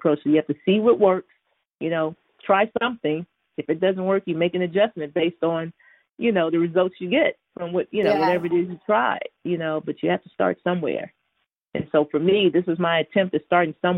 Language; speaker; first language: English; native; English